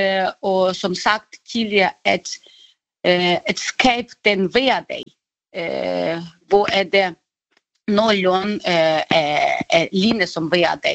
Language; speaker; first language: Danish; non-native, fluent; Ukrainian